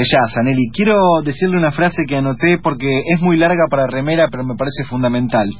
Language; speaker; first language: Spanish; native; Spanish